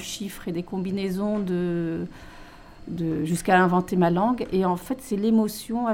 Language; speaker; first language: French; non-native, local second language; Arabic